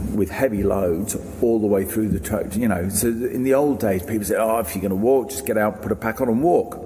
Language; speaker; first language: English; native; English